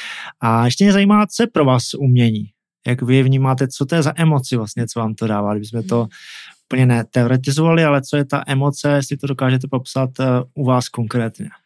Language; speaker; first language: Czech; native; Czech